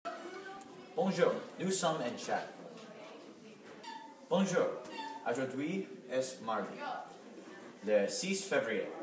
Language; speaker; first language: French; non-native, learner; English